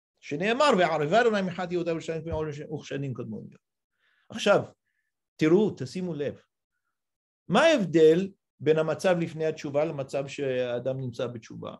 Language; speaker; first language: Hebrew; non-native, fluent; English